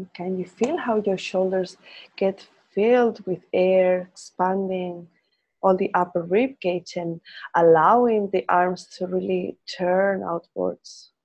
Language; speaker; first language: English; non-native, fluent; Spanish